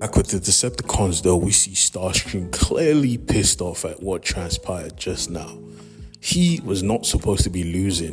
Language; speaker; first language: English; native; English